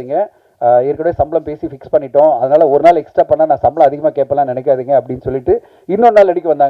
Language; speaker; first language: Tamil; native; Tamil